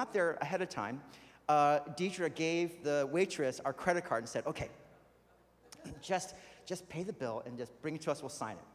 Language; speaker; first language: English; native; English